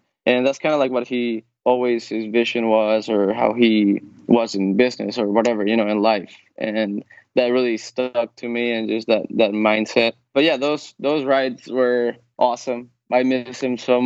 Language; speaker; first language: English; non-native, fluent; Spanish